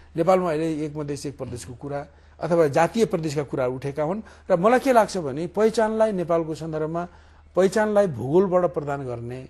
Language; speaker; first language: Nepali; native; Nepali